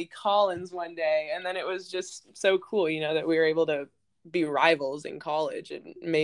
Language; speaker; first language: English; native; English